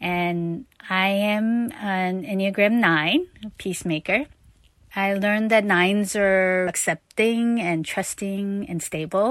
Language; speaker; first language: English; non-native, fluent; Korean